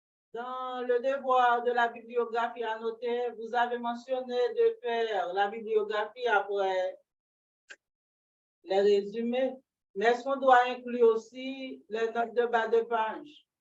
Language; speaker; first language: French; non-native, local second language; Haitian Creole